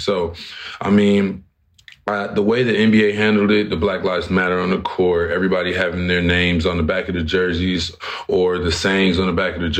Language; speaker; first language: English; native; English